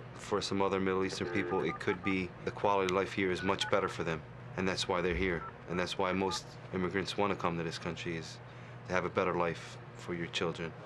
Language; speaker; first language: English; native; English